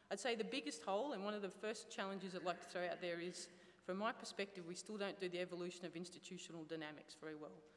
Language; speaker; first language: English; native; English